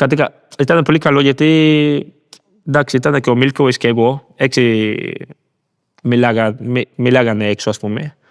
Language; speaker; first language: Greek; non-native, learner; Spanish